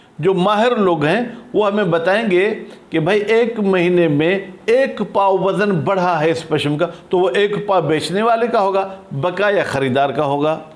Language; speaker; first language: Urdu; non-native, local second language; Sindhi